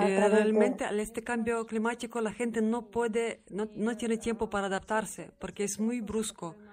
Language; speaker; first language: Spanish; non-native, learner; Russian